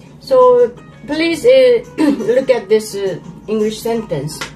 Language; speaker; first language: English; non-native, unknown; Japanese